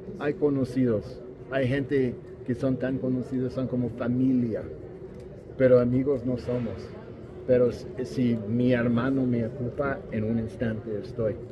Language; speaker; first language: Spanish; non-native, fluent; English